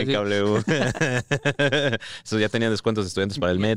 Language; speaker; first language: Spanish; native; Spanish